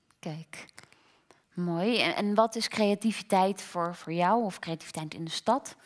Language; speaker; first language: Dutch; native; Dutch